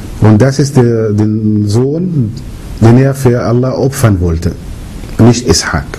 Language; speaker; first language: German; early bilingual, other home language; Arabic